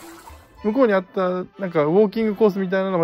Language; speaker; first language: Japanese; native; Japanese